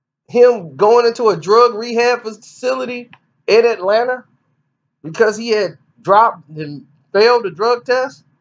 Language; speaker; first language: English; native; English